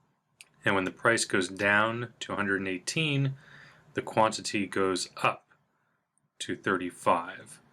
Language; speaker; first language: English; native; English